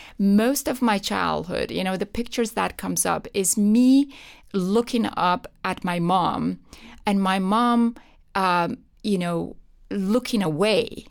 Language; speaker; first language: English; non-native, fluent; Persian